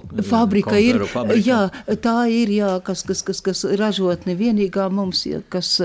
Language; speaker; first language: Latvian; native; Latvian